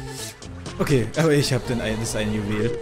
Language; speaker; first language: German; native; German